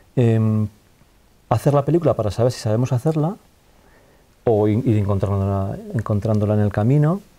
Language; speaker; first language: Spanish; native; Spanish